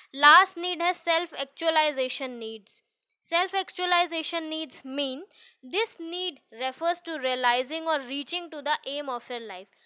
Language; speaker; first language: Hindi; native; Hindi